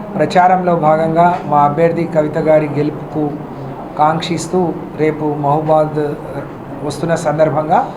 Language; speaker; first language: Telugu; native; Telugu